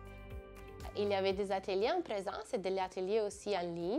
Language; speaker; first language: French; non-native, fluent; Italian